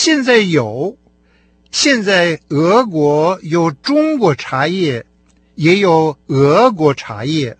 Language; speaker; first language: Chinese; non-native, fluent; Russian